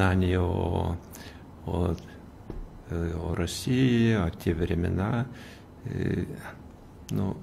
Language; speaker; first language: Russian; non-native, fluent; Lithuanian